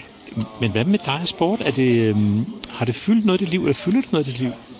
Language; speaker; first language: Danish; native; Danish